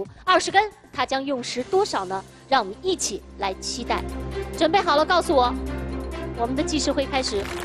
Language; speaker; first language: Chinese; native; Chinese